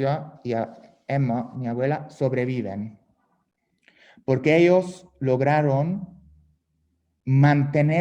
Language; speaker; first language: Spanish; non-native, fluent; Hungarian